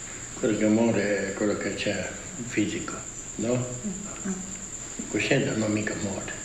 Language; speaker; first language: Italian; non-native, fluent; Tibetan